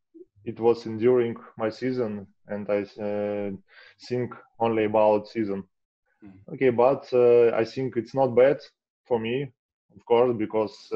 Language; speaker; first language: English; non-native, learner; Russian